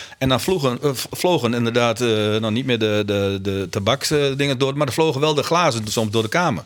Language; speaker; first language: Dutch; native; Dutch